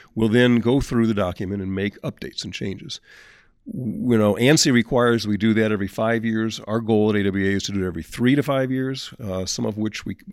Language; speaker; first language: English; native; English